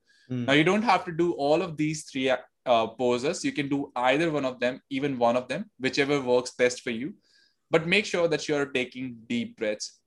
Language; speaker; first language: English; non-native, local second language; Hindi